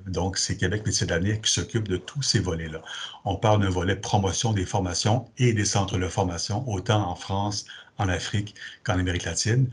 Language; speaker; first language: French; native; French